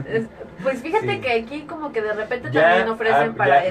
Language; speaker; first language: Spanish; native; Spanish